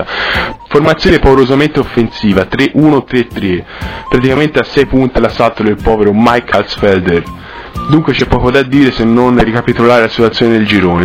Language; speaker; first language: Italian; native; Italian